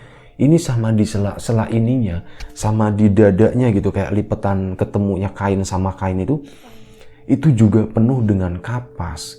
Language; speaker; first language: Indonesian; native; Indonesian